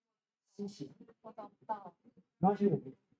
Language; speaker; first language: Chinese; native; Chinese